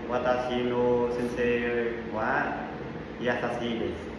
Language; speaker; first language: Japanese; non-native, learner; Vietnamese